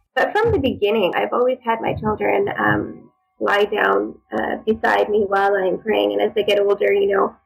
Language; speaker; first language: English; native; English